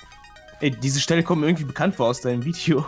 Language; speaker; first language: German; native; German